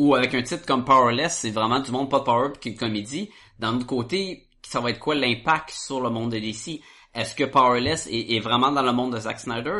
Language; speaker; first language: French; native; French